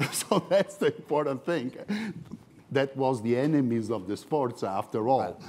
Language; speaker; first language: English; non-native, fluent; Italian